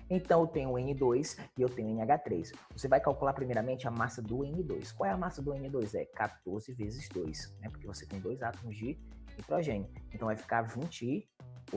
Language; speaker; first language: Portuguese; native; Portuguese